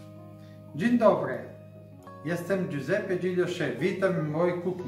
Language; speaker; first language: Polish; non-native, learner; Italian